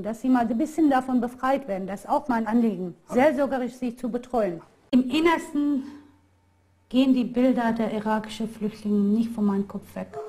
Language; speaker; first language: German; non-native, fluent; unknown